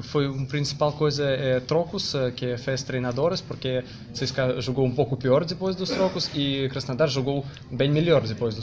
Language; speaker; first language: Portuguese; non-native, learner; Russian